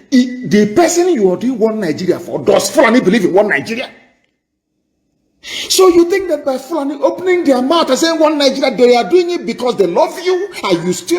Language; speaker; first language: English; non-native, local second language; Igbo